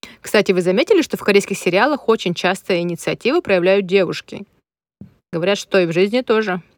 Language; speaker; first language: Russian; native; Russian